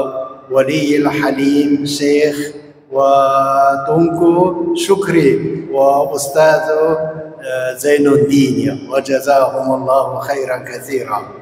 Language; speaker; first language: Arabic; non-native, fluent; Chinese